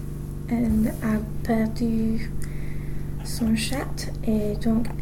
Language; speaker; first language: French; non-native, learner; English